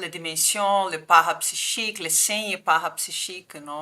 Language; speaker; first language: French; non-native, fluent; Portuguese